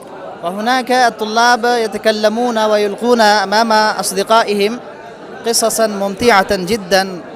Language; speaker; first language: Arabic; non-native, fluent; Urdu